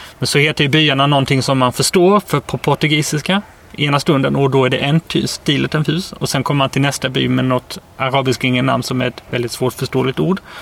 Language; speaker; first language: Swedish; native; Swedish